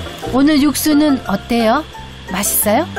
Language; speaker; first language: Korean; native; Korean